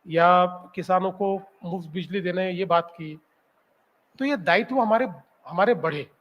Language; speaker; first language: Hindi; non-native, local second language; Marathi